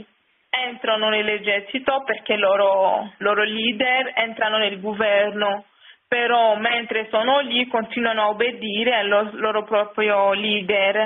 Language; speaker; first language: Italian; non-native, fluent; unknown